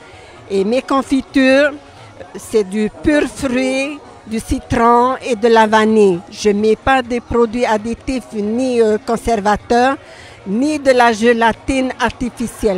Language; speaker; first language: French; non-native, local second language; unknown